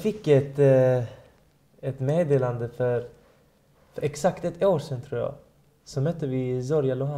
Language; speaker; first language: Swedish; early bilingual, other home language; Persian